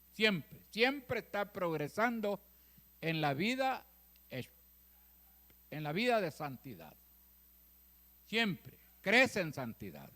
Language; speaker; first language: Spanish; native; Spanish